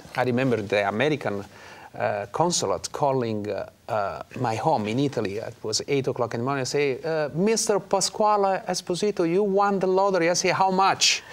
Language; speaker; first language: English; non-native, fluent; Italian